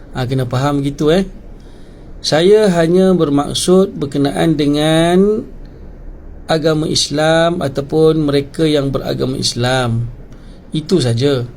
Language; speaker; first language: Malay; native; Malay